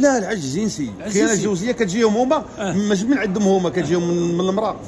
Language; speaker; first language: Arabic; native; Arabic